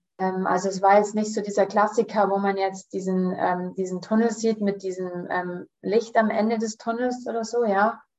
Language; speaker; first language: German; early bilingual, heritage; German